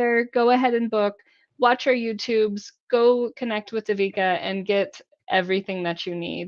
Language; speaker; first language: English; native; English